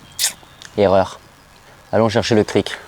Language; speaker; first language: French; native; French